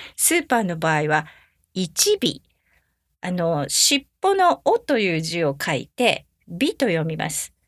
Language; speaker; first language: Japanese; native; Japanese